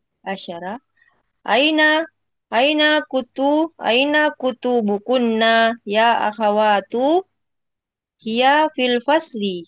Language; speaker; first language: Arabic; non-native, learner; Indonesian